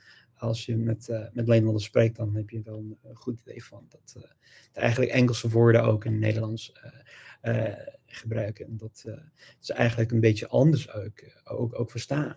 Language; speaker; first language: Dutch; non-native, fluent; English